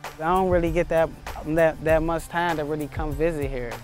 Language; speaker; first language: English; native; English